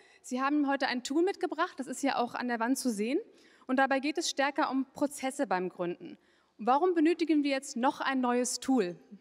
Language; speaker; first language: German; native; German